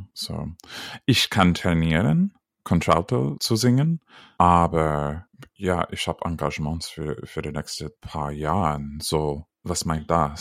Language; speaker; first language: German; non-native, fluent; English